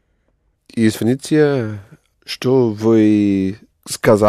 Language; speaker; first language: Russian; non-native, learner; English